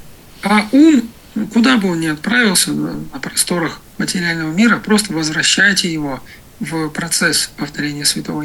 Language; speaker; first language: Russian; native; Russian